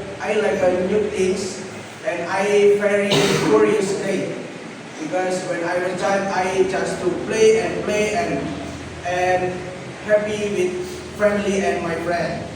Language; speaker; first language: English; non-native, learner; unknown